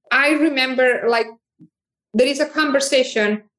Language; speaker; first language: English; non-native, fluent; Catalan